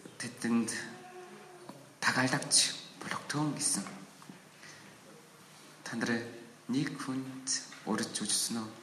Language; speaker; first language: Mongolian; non-native, learner; Korean